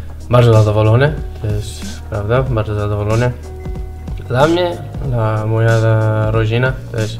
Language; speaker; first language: Polish; non-native, learner; Spanish